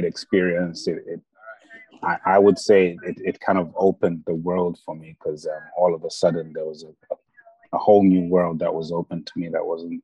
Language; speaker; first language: English; non-native, local second language; Bemba